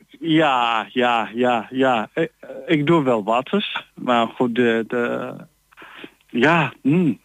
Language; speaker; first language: Dutch; non-native, learner; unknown